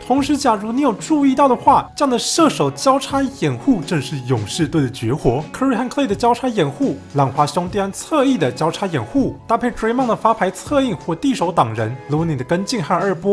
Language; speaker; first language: Chinese; native; Chinese